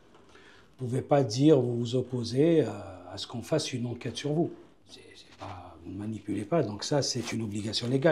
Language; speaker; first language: French; non-native, local second language; Arabic